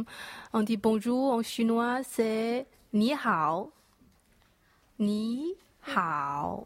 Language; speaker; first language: French; non-native, learner; Chinese